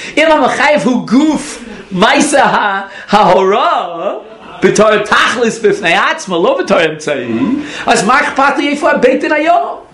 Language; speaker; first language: Hebrew; non-native, fluent; English